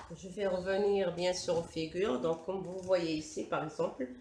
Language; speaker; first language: French; non-native, local second language; Arabic